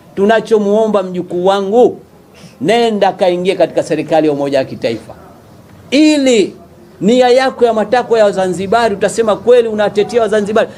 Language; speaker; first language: Swahili; native; Swahili